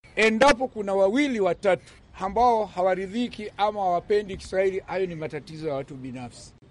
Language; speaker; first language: Swahili; native; Swahili